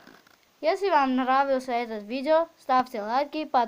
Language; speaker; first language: Russian; non-native, local second language; Armenian